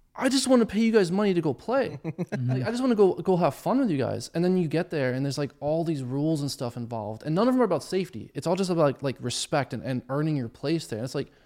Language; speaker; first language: English; early bilingual, other home language; German